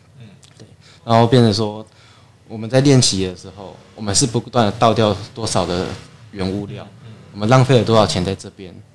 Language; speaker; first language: Chinese; native; Chinese